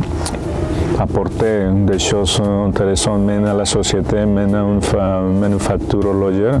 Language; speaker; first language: French; non-native, fluent; Spanish